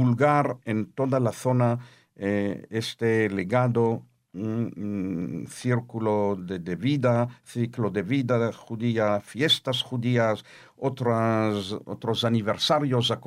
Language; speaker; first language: Spanish; non-native, fluent; Hebrew